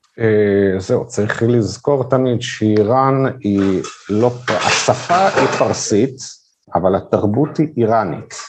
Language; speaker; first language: Hebrew; non-native, fluent; Russian